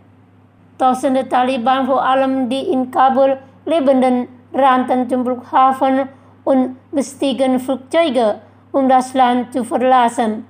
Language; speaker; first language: German; non-native, fluent; Indonesian